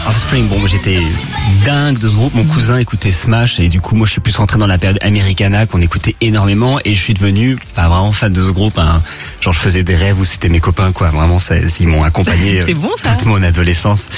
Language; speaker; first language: French; native; French